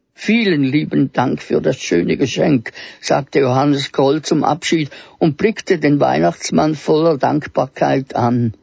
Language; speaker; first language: German; native; German